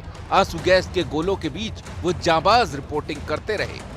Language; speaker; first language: Hindi; native; Hindi